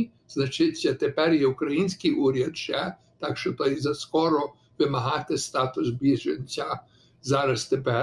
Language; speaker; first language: Ukrainian; early bilingual, heritage; Ukrainian